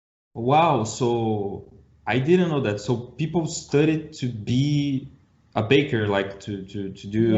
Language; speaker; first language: English; non-native, learner; Portuguese